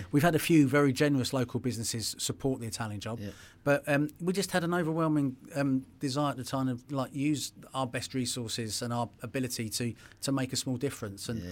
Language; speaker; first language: English; native; English